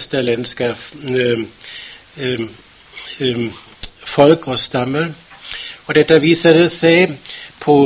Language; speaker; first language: Swedish; non-native, fluent; German